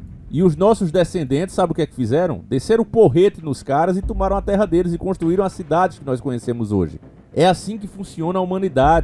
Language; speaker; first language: Portuguese; native; Portuguese